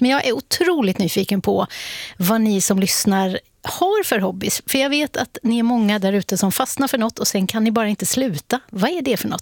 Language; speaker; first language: Swedish; native; Swedish